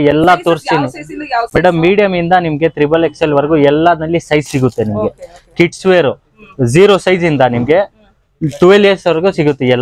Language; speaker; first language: Kannada; non-native, local second language; Urdu